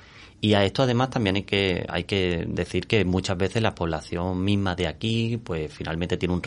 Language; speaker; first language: Spanish; native; Spanish